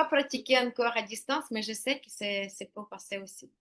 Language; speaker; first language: French; non-native, learner; Ukrainian